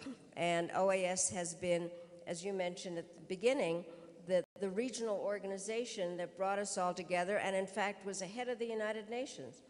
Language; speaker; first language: English; early bilingual, other home language; Czech